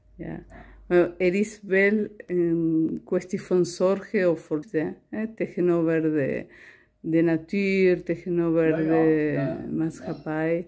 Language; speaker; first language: Dutch; non-native, learner; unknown